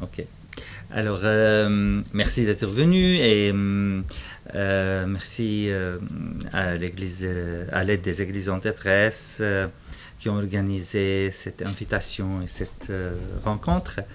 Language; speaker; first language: French; non-native, fluent; Arabic